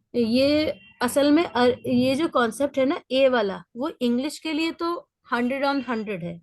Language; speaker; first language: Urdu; native; Urdu